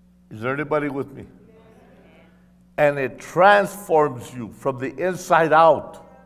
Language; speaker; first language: English; early bilingual, other home language; Spanish